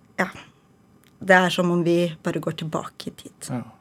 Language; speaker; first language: Norwegian; early bilingual, other home language; Ukrainian